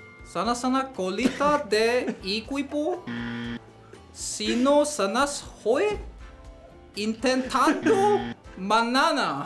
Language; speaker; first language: Spanish; non-native, learner; English